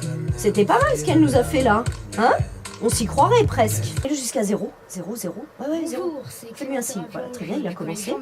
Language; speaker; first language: French; native; French